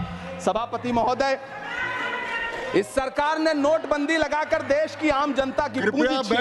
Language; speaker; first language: Hindi; native; Hindi